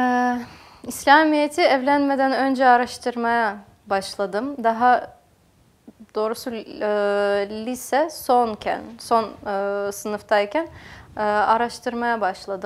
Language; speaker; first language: Turkish; non-native, fluent; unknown